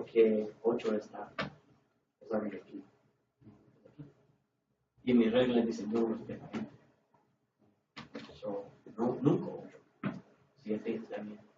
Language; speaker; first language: Spanish; non-native, learner; English